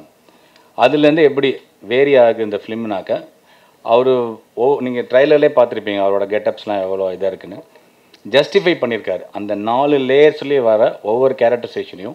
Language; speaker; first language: Tamil; native; Tamil